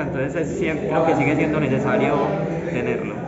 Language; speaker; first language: Spanish; native; Spanish